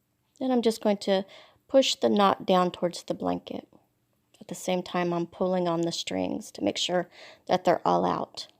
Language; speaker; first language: English; native; English